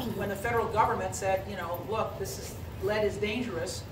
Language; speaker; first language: English; native; English